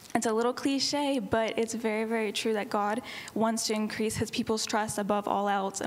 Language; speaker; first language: English; native; English